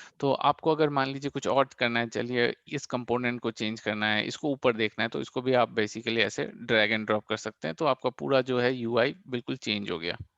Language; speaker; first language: Hindi; non-native, local second language; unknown